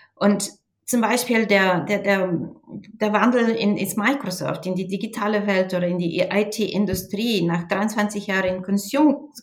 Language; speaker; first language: German; non-native, fluent; Bulgarian